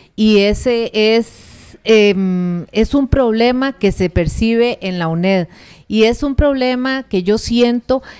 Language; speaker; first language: Spanish; native; Spanish